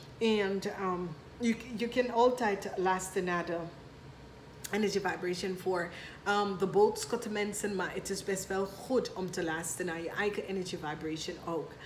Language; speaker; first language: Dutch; non-native, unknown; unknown